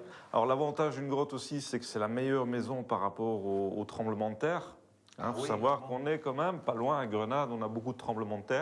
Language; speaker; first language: French; native; French